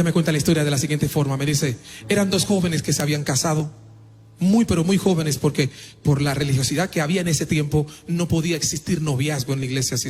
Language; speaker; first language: Spanish; non-native, fluent; Haitian Creole